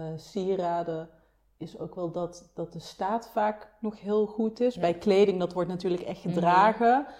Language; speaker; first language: Dutch; native; Dutch